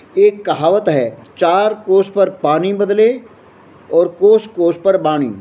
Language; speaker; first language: Hindi; native; Hindi